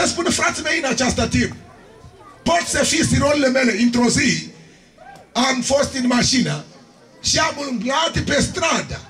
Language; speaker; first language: Romanian; non-native, learner; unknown